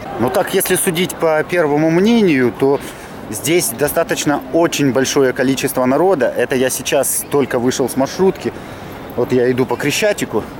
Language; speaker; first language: Russian; native; Russian